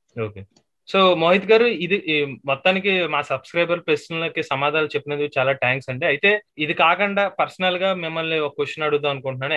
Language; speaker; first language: Telugu; native; Telugu